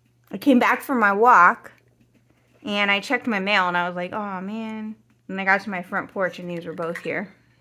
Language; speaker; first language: English; native; English